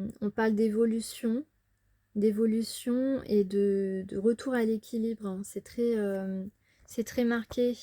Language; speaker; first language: French; native; French